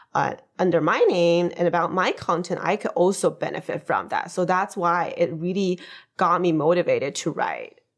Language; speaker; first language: English; non-native, fluent; Chinese